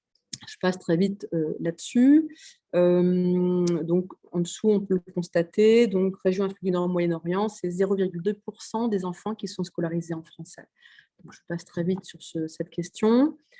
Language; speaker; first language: French; native; French